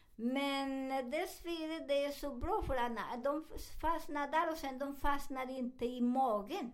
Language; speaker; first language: Swedish; non-native, fluent; Spanish